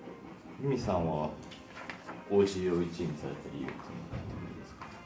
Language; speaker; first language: Japanese; native; Japanese